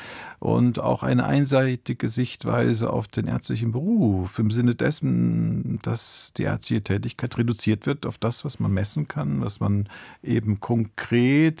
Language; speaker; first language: German; early bilingual, other home language; Italian